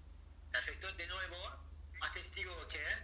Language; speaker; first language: Spanish; non-native, learner; Turkish